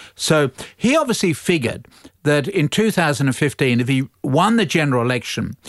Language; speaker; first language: English; native; English